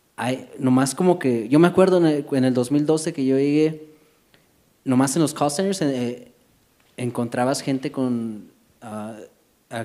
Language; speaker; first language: Spanish; early bilingual, heritage; Spanish